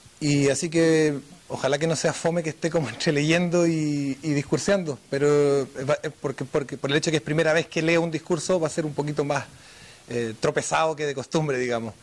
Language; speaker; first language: Spanish; native; Spanish